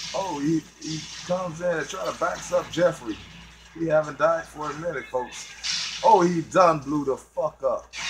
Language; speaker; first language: English; native; English